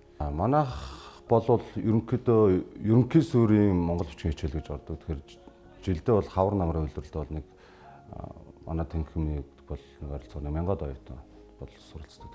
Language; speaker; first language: Mongolian; native; Mongolian